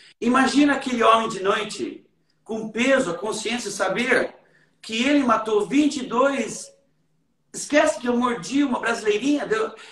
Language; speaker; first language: Portuguese; native; Portuguese